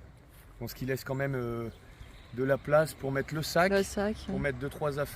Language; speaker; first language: French; native; French